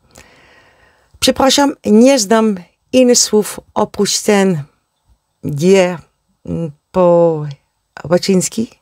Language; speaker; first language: Polish; non-native, learner; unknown